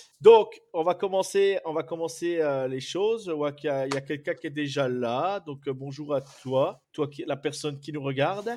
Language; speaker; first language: French; native; French